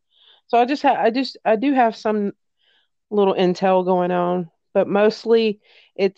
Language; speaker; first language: English; native; English